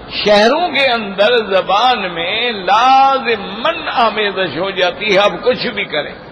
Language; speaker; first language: Urdu; non-native, local second language; Saraiki